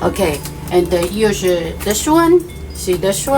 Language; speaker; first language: English; non-native, learner; Chinese